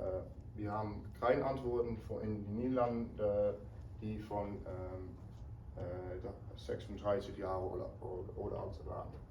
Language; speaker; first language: German; non-native, learner; Dutch